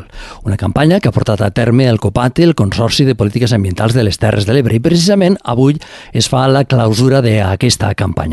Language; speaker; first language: Catalan; native; Catalan